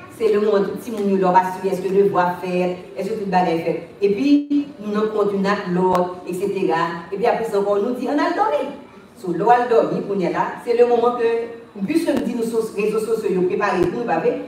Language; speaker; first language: French; native; French